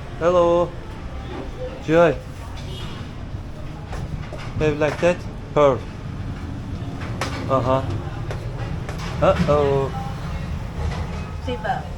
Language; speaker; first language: English; non-native, learner; Turkish